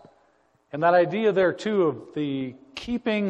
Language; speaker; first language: English; native; English